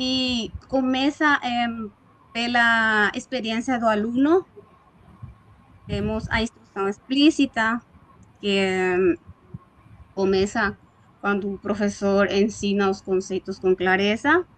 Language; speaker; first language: Portuguese; non-native, fluent; Spanish